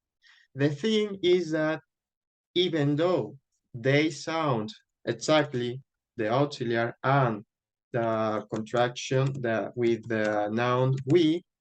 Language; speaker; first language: English; non-native, fluent; Spanish